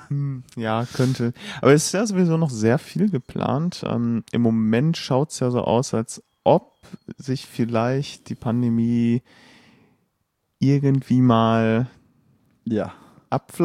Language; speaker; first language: German; native; German